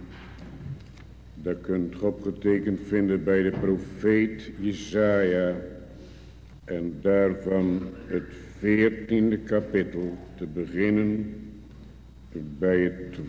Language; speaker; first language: Dutch; native; Dutch